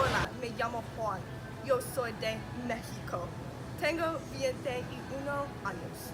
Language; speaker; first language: Spanish; non-native, learner; English